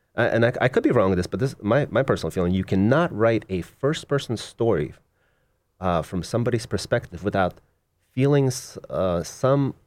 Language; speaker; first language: English; early bilingual, other home language; Russian